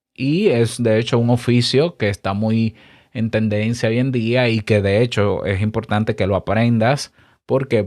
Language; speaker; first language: Spanish; native; Spanish